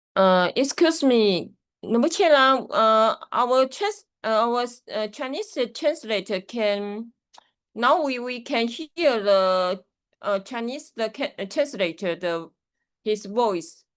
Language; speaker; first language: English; non-native, learner; Chinese